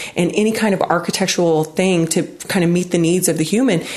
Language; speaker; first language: English; native; English